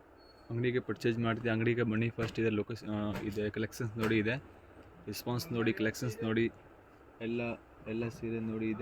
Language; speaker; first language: Kannada; non-native, local second language; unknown